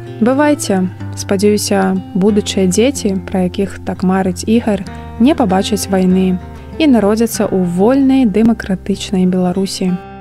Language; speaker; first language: Belarusian; native; Belarusian